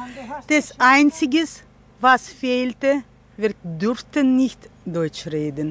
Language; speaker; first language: German; early bilingual, heritage; German